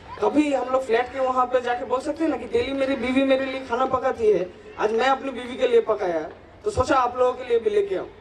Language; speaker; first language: Hindi; non-native, local second language; Bangla